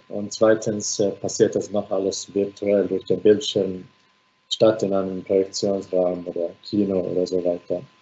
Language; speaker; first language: German; non-native, fluent; Finnish